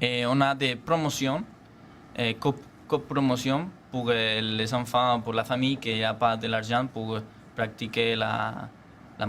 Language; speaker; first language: French; non-native, learner; Spanish